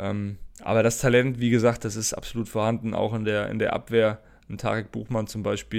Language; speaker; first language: German; native; German